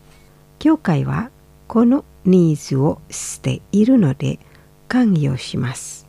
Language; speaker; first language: Japanese; non-native, fluent; Indonesian